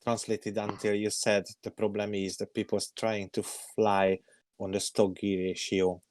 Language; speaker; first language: English; non-native, learner; Hungarian